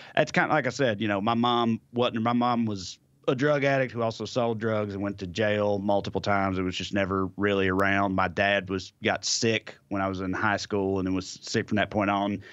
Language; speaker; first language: English; native; English